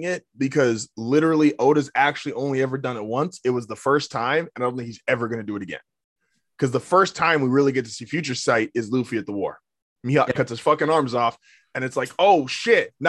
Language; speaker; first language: English; native; English